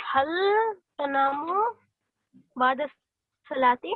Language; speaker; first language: Arabic; non-native, learner; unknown